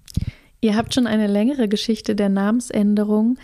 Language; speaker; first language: German; native; German